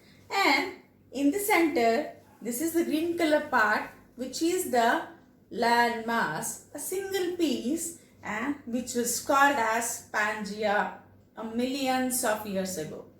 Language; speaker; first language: English; non-native, local second language; Telugu